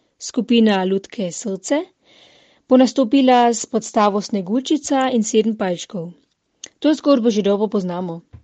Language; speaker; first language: Slovenian; native; Slovenian